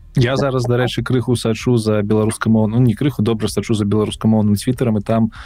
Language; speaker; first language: Belarusian; non-native, local second language; Russian